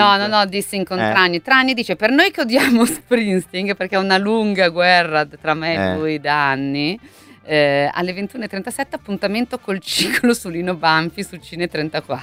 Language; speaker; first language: Italian; native; Italian